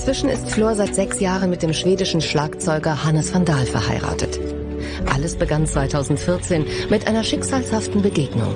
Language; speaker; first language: German; native; German